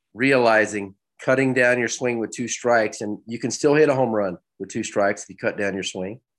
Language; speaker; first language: English; native; English